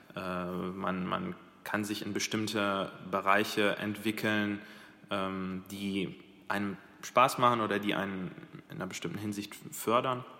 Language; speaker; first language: German; early bilingual, other home language; Arabic